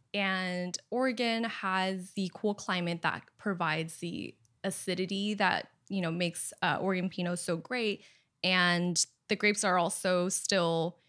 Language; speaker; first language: English; early bilingual, other home language; Chinese